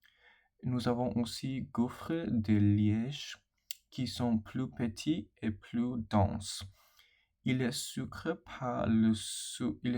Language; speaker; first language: French; non-native, learner; English